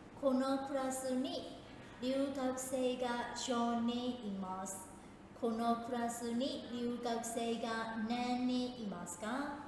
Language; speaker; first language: Japanese; non-native, fluent; Burmese